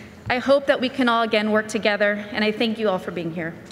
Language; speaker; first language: English; early bilingual, other home language; Spanish